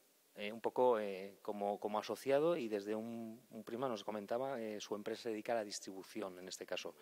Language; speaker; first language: Spanish; native; Spanish